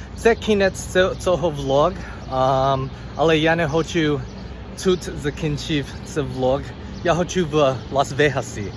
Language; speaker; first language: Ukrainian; non-native, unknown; English